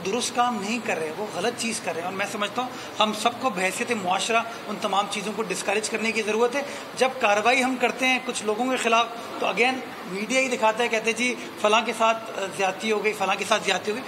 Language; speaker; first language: Urdu; native; Urdu